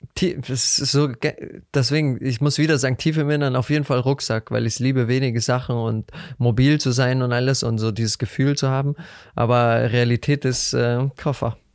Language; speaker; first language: German; native; German